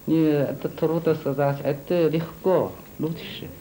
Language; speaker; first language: Russian; non-native, learner; Chinese